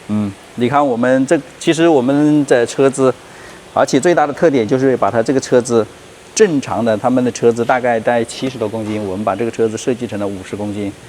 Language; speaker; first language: Chinese; native; Chinese